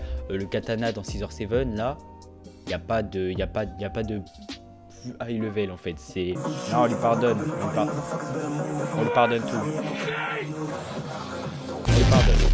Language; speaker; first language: French; native; French